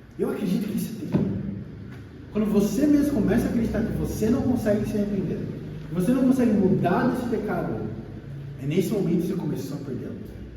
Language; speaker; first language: Portuguese; native; Portuguese